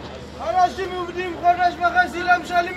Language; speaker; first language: Hebrew; non-native, learner; Turkish